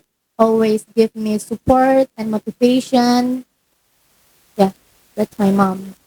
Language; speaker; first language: English; non-native, learner; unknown